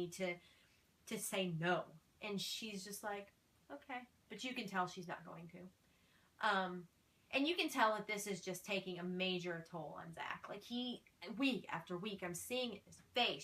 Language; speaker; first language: English; native; English